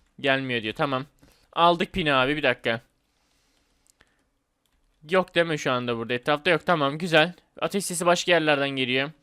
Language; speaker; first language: Turkish; native; Turkish